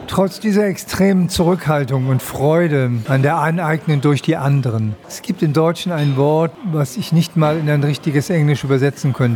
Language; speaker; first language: German; native; German